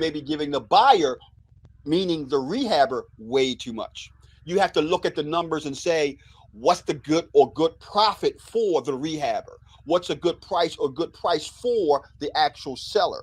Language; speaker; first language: English; native; English